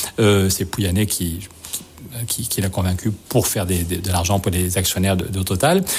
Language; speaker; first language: French; native; French